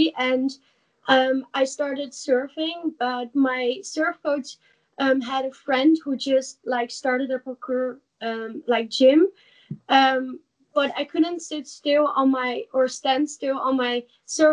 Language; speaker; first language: English; non-native, fluent; Dutch